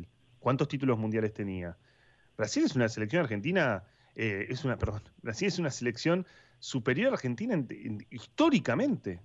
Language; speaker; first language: Spanish; native; Spanish